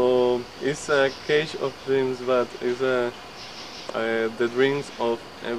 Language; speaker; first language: English; non-native, learner; Spanish